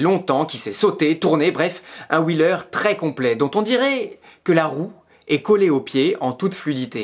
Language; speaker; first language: French; native; French